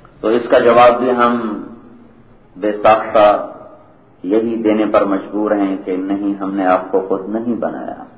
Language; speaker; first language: Urdu; non-native, local second language; Punjabi